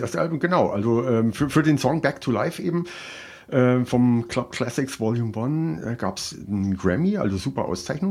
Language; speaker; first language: German; native; German